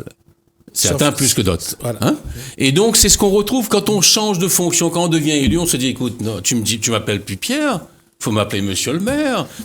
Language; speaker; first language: French; native; French